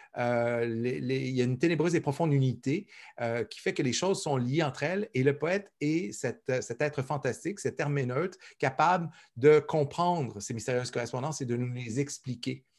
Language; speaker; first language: French; native; French